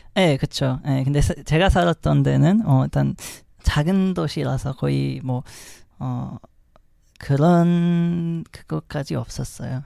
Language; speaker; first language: Korean; non-native, fluent; Arabic